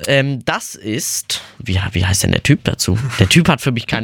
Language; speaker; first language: German; native; German